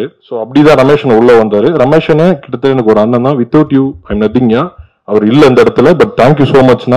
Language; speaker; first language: Tamil; native; Tamil